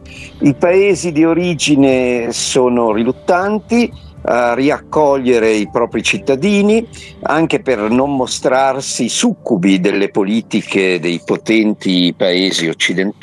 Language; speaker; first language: Italian; native; Italian